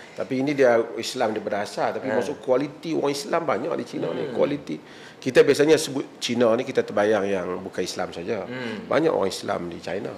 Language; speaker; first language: Malay; native; Malay